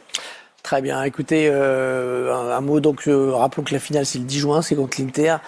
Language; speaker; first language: French; native; French